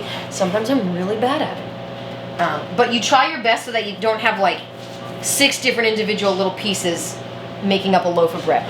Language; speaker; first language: English; native; English